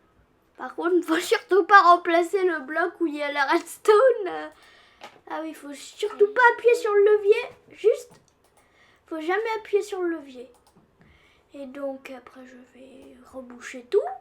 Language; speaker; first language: French; native; French